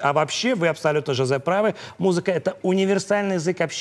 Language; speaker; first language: Russian; native; Russian